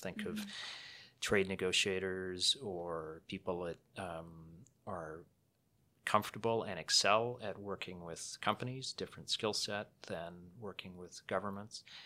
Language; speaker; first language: English; native; English